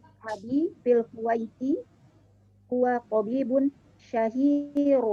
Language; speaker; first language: Arabic; non-native, learner; Indonesian